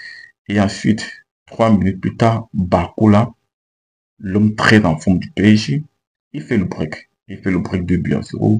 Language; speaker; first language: French; native; French